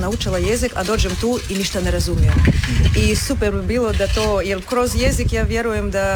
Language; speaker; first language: Croatian; non-native, fluent; Russian